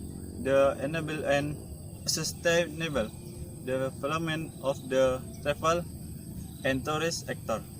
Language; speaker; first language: English; non-native, learner; Indonesian